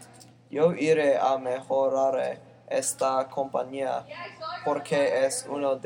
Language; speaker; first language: Spanish; non-native, learner; English